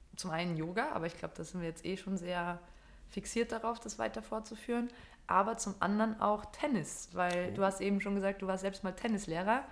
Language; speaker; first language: German; native; German